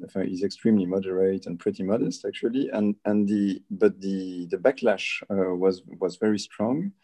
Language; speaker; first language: English; early bilingual, other home language; Spanish